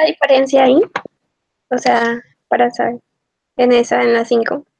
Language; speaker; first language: Spanish; native; Spanish